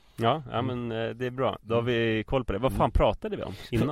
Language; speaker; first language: Swedish; native; Swedish